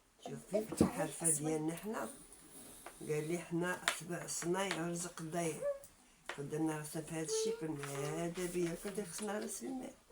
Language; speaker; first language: Arabic; native; Arabic